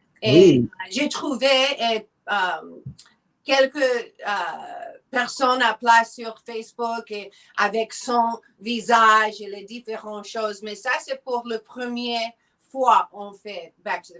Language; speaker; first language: French; non-native, learner; English